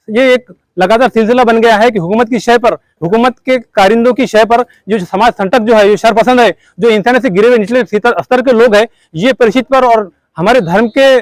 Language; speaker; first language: Hindi; non-native, local second language; Urdu